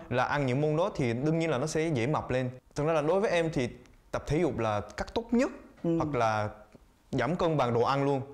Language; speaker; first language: Vietnamese; early bilingual, other home language; Korean